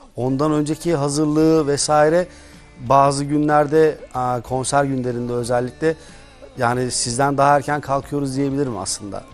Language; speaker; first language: Turkish; native; Turkish